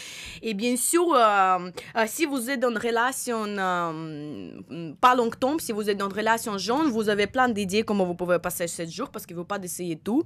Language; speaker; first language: French; non-native, learner; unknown